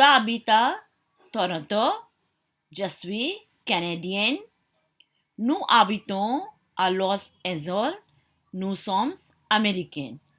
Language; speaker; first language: French; non-native, fluent; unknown